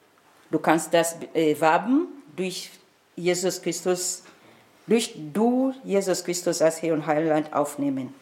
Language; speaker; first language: German; non-native, fluent; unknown